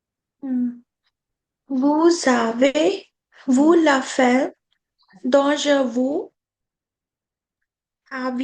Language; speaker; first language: French; non-native, learner; Hindi